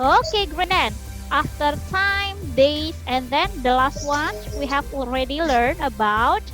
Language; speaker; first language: English; non-native, fluent; Indonesian